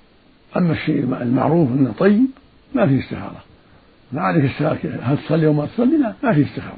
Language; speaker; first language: Arabic; native; Arabic